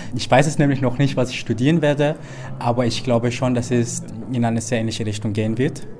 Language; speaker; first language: German; early bilingual, other home language; Persian